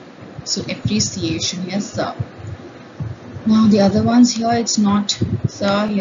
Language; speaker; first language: English; non-native, local second language; Hindi